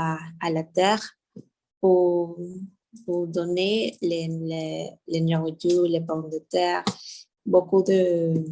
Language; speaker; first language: French; non-native, learner; Spanish